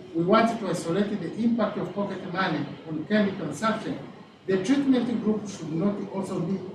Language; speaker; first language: English; non-native, local second language; Swahili